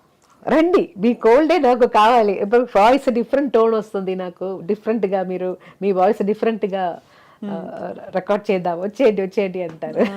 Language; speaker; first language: Telugu; non-native, fluent; Malayalam